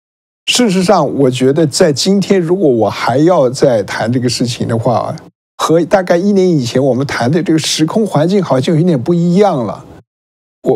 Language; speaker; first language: Chinese; native; Chinese